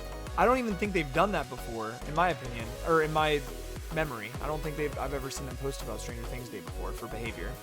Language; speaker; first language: English; native; English